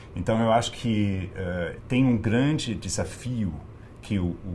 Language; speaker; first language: Portuguese; non-native, fluent; Danish